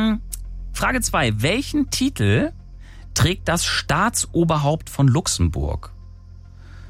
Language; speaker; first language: German; native; German